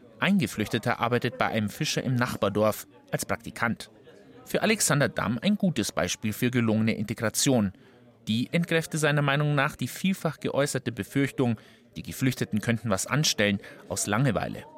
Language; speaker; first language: German; native; German